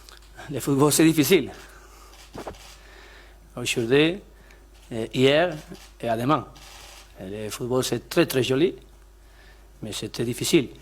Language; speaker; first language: French; non-native, learner; Spanish